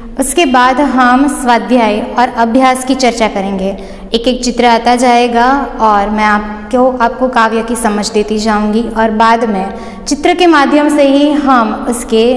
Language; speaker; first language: Hindi; non-native, local second language; Gujarati